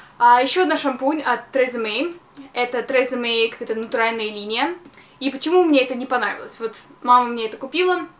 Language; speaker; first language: Russian; early bilingual, heritage; Russian